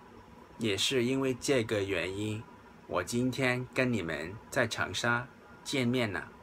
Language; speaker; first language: Chinese; non-native, local second language; Cantonese